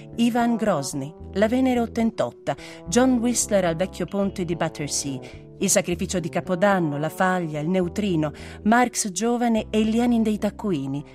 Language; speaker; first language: Italian; native; Italian